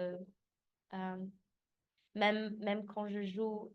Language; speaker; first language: French; early bilingual, heritage; English